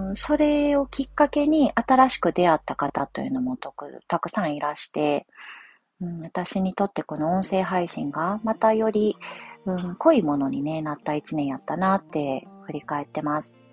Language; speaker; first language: Japanese; native; Japanese